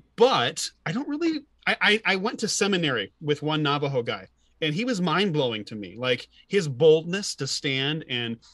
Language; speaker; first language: English; native; English